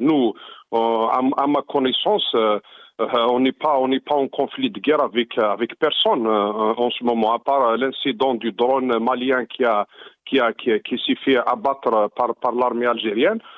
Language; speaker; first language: French; non-native, local second language; Arabic